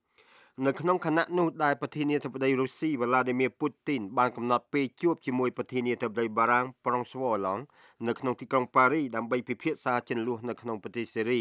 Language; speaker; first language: Khmer; native; Khmer